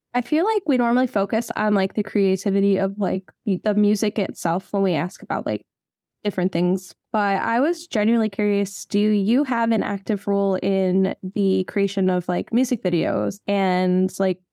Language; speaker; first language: English; native; English